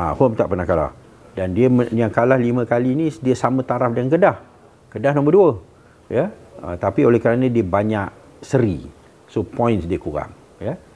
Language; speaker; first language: Malay; native; Malay